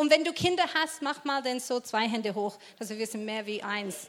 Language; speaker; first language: German; non-native, fluent; English